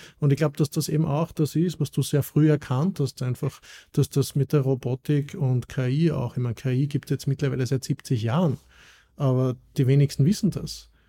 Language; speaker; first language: German; native; German